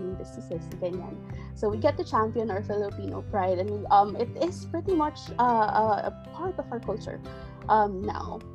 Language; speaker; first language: English; non-native, local second language; Filipino